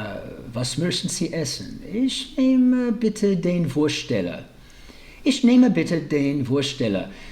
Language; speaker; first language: German; early bilingual, heritage; English